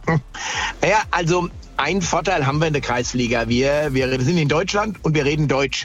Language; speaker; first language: German; native; German